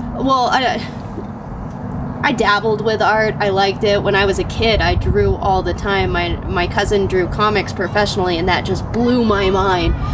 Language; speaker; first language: English; native; English